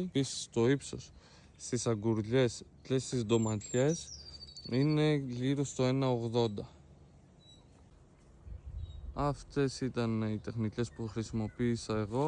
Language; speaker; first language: Greek; native; Greek